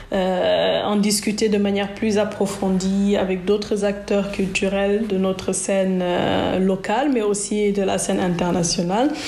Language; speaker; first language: French; non-native, local second language; Wolof